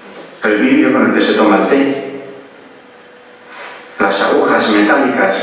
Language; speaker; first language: Spanish; native; Spanish